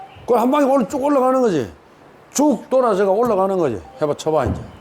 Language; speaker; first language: Korean; native; Korean